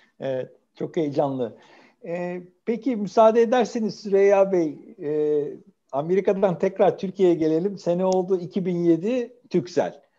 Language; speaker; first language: Turkish; native; Turkish